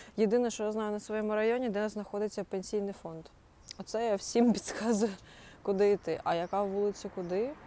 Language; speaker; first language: Ukrainian; non-native, local second language; Russian